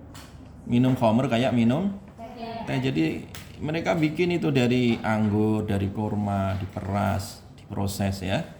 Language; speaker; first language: Indonesian; native; Indonesian